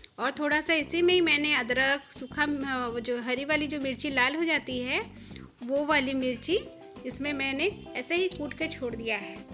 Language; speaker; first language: Hindi; non-native, local second language; Bangla